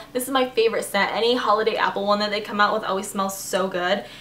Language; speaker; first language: English; native; English